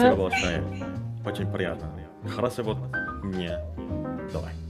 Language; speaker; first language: Russian; non-native, learner; Indonesian